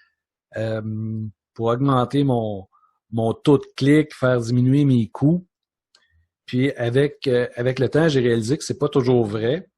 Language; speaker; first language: French; native; French